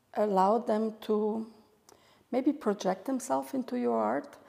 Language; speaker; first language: English; native; English